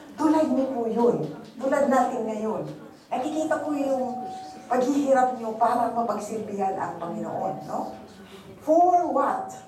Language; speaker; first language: Filipino; non-native, local second language; Bikol